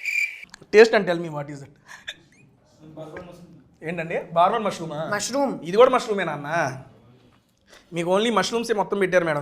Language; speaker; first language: Telugu; native; Telugu